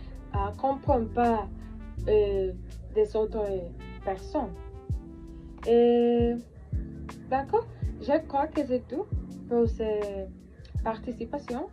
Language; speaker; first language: French; non-native, learner; Spanish